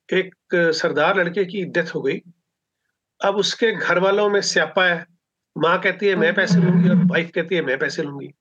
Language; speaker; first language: Hindi; non-native, local second language; Punjabi